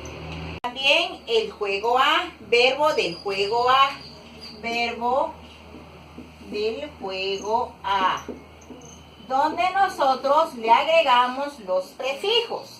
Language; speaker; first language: Spanish; non-native, local second language; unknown